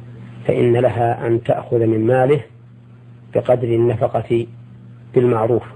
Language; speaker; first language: Arabic; native; Arabic